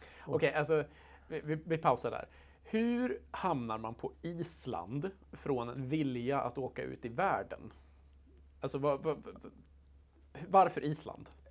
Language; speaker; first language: Swedish; native; Swedish